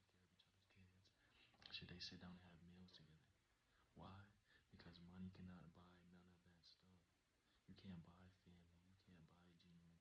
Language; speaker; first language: English; native; English